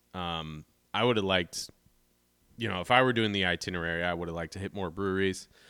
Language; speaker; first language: English; native; English